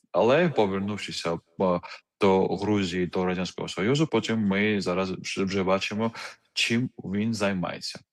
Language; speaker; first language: Ukrainian; non-native, fluent; Georgian